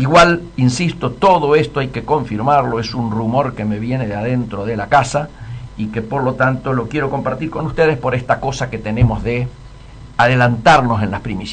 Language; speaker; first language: Spanish; native; Spanish